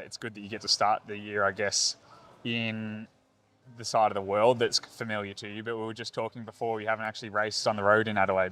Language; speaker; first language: English; native; English